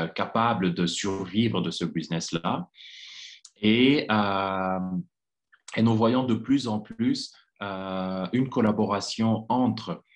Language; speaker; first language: French; non-native, local second language; Kinyarwanda